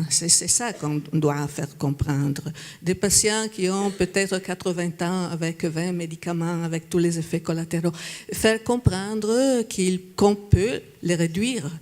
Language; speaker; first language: French; non-native, fluent; Italian